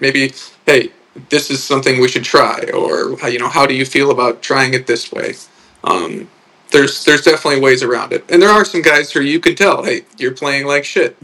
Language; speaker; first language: English; native; English